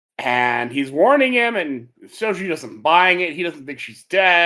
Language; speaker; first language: English; native; English